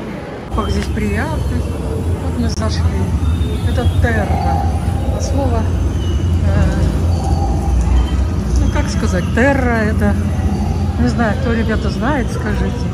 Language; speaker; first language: Russian; native; Russian